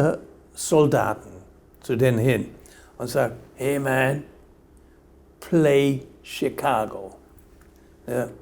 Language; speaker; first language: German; non-native, fluent; English